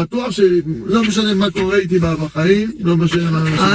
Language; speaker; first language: Hebrew; non-native, fluent; French